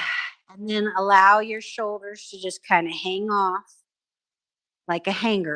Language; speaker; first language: English; native; English